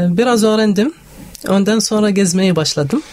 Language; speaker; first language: Turkish; non-native, learner; Arabic